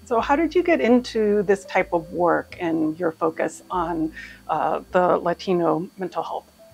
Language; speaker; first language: English; native; English